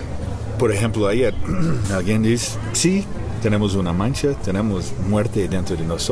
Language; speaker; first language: Spanish; non-native, learner; English